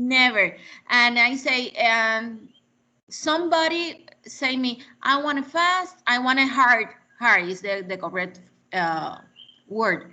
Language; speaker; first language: English; non-native, learner; Spanish